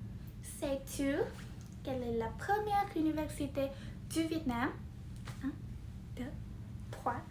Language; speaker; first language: French; non-native, fluent; Vietnamese